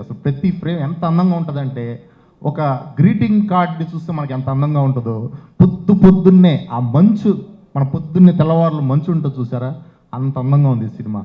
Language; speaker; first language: Telugu; native; Telugu